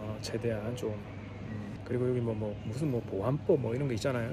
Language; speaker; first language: Korean; native; Korean